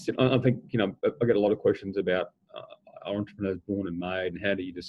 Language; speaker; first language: English; native; English